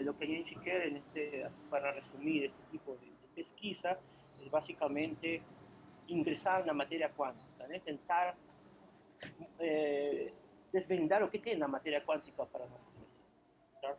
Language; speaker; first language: Portuguese; non-native, fluent; Spanish